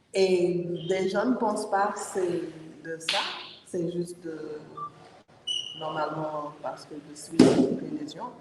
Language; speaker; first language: French; non-native, learner; English